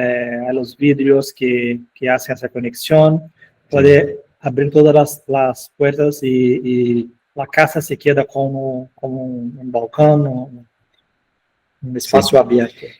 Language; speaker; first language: Spanish; non-native, fluent; Portuguese